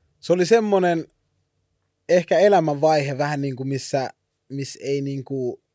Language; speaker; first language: Finnish; early bilingual, other home language; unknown